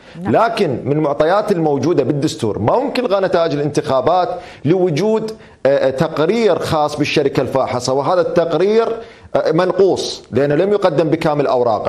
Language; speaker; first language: Arabic; native; Arabic